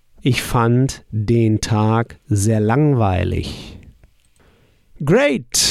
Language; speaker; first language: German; non-native, fluent; English